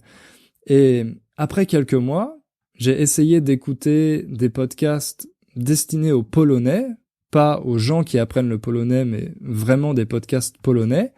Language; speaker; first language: French; native; French